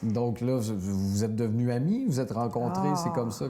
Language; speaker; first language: French; native; French